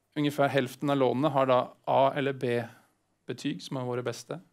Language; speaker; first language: Swedish; non-native, fluent; Norwegian